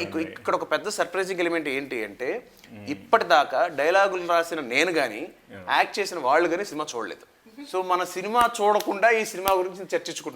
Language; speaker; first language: Telugu; native; Telugu